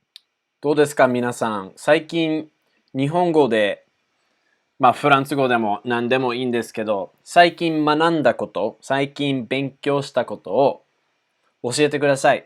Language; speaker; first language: Japanese; non-native, fluent; English